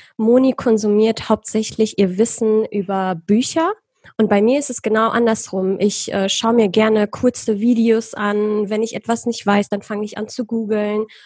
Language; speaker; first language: German; early bilingual, other home language; Persian